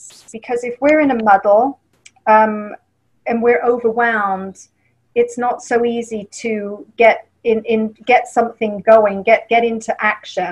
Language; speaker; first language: English; native; English